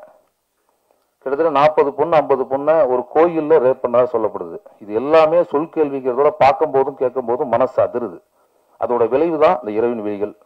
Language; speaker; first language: Tamil; native; Tamil